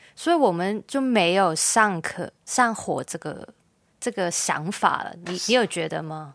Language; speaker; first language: Chinese; non-native, local second language; Cantonese